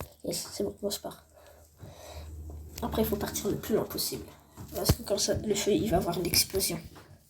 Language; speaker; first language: French; native; French